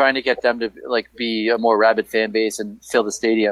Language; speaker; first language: English; native; English